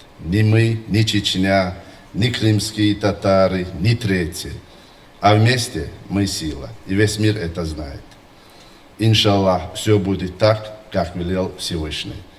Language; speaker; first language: Russian; non-native, local second language; Chechen